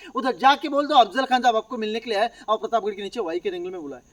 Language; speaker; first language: Hindi; non-native, local second language; Marathi